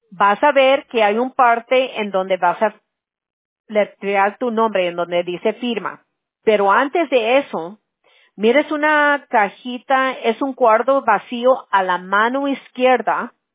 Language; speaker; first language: Spanish; early bilingual, heritage; Spanish